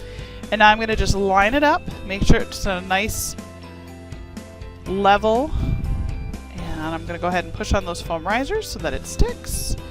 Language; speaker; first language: English; native; English